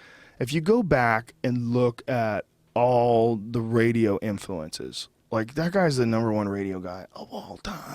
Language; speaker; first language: English; native; English